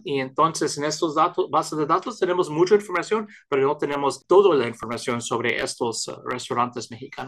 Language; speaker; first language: Spanish; early bilingual, heritage; Spanish